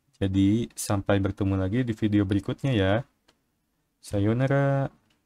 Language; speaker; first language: Indonesian; native; Indonesian